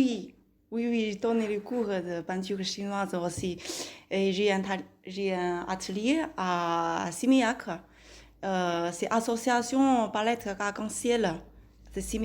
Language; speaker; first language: French; non-native, learner; Chinese